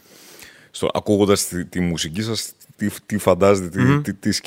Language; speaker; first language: Greek; native; Greek